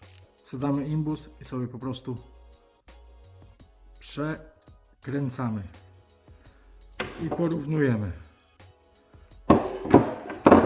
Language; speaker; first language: Polish; native; Polish